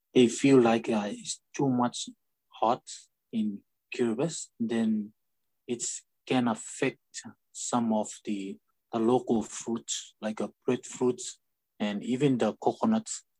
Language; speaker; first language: English; non-native, fluent; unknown